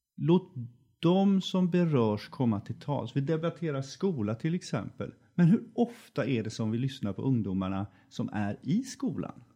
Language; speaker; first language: Swedish; native; Swedish